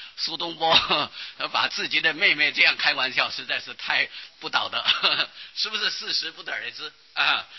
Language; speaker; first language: Chinese; non-native, local second language; Hakka Chinese